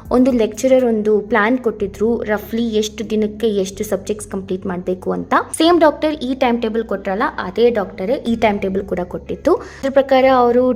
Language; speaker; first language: Kannada; non-native, local second language; Telugu